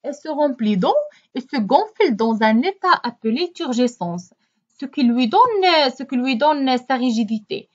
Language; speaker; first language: French; non-native, local second language; Arabic